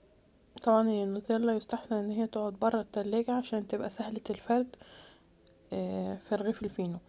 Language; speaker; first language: Arabic; native; Arabic